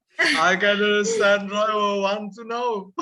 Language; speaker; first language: English; non-native, learner; Vietnamese